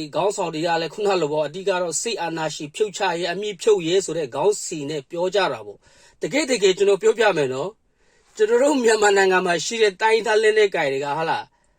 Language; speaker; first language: Burmese; non-native, local second language; Kachin